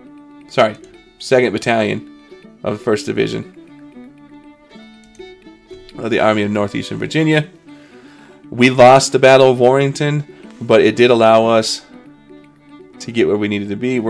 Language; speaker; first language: English; native; English